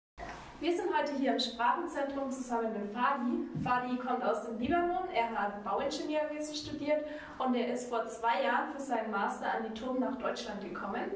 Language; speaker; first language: German; native; German